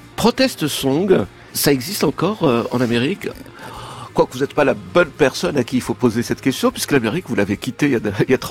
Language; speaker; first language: French; native; French